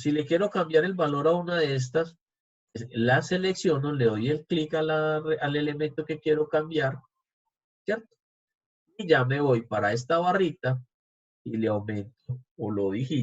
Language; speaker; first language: Spanish; native; Spanish